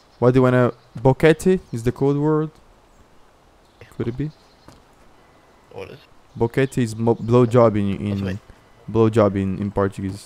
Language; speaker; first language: English; non-native, fluent; Portuguese